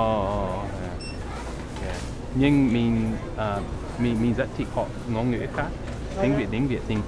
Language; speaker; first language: Vietnamese; non-native, learner; English